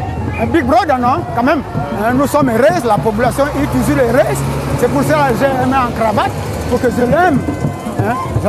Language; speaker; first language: French; non-native, local second language; Fang